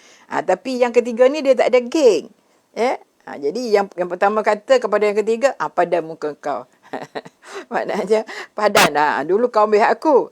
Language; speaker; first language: Malay; native; Malay